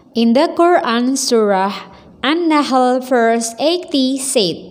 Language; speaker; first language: English; non-native, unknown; Indonesian